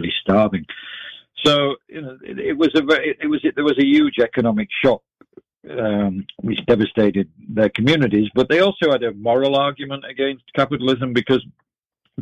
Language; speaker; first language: English; native; English